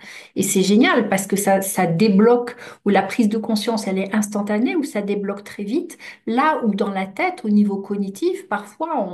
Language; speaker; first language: French; native; French